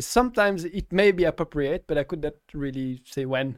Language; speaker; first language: English; non-native, fluent; French